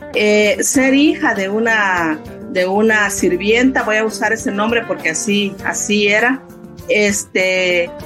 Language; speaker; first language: Spanish; native; Spanish